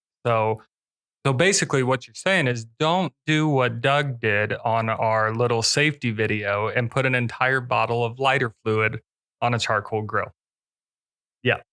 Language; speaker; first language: English; native; English